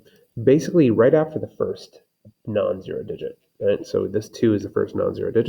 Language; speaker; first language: English; native; English